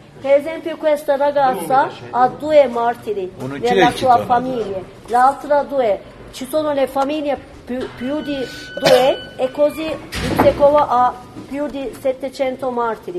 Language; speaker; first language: Italian; non-native, fluent; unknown